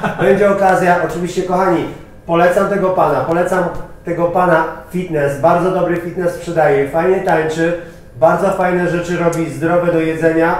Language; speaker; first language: Polish; native; Polish